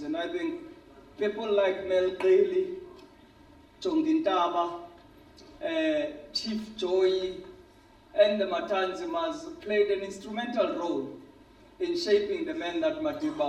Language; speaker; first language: English; non-native, local second language; Xhosa